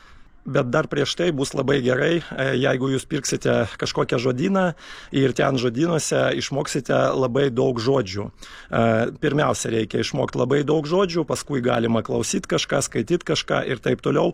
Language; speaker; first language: Lithuanian; non-native, fluent; Russian